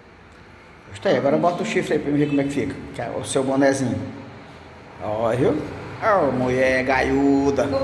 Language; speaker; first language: Portuguese; native; Portuguese